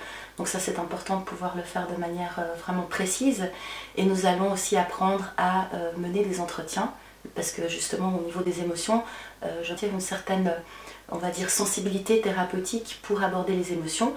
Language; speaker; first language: French; native; French